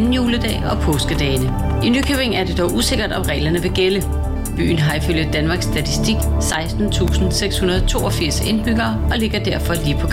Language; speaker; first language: Danish; native; Danish